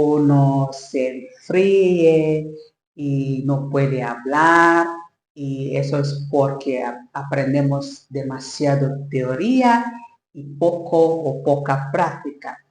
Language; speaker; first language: Spanish; non-native, learner; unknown